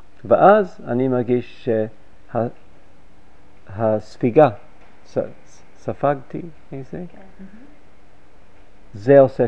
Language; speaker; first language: Hebrew; non-native, fluent; English